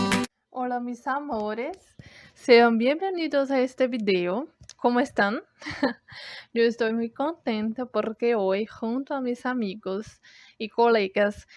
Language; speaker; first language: Spanish; non-native, fluent; Portuguese